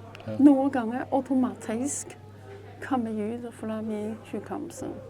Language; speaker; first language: Norwegian; non-native, learner; Chinese